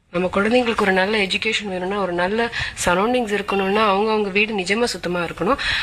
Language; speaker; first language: Tamil; non-native, local second language; Malayalam